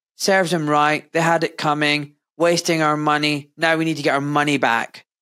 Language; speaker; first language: English; native; English